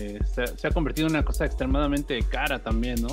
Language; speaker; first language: Spanish; native; Spanish